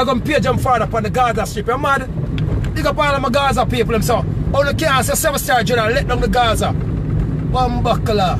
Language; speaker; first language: English; native; English